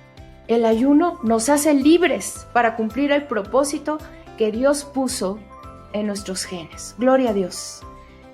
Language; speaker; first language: Spanish; native; Spanish